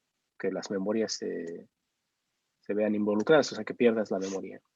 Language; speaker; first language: Spanish; native; Spanish